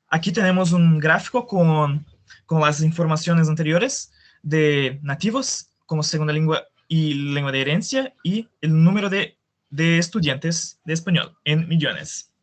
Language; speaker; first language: Spanish; non-native, fluent; Portuguese